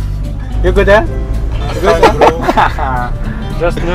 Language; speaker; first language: English; non-native, learner; Indonesian